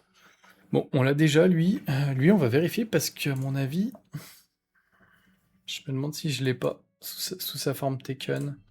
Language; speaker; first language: French; native; French